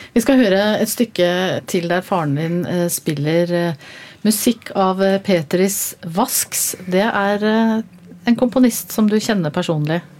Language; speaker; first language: Norwegian; native; Norwegian